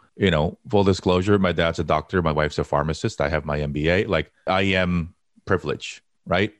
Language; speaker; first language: English; early bilingual, other home language; Korean